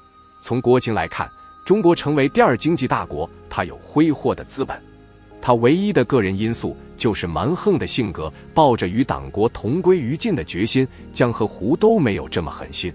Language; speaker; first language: Chinese; native; Chinese